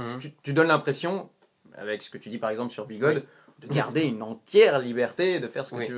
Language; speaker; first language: French; native; French